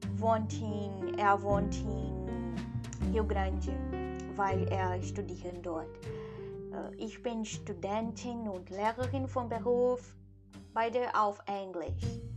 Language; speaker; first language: German; non-native, learner; Portuguese